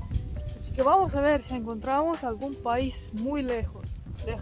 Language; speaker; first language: Spanish; non-native, fluent; Estonian